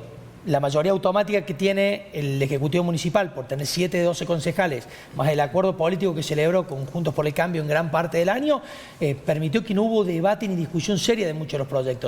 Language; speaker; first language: Spanish; native; Spanish